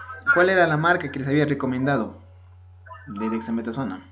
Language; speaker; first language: Spanish; native; Spanish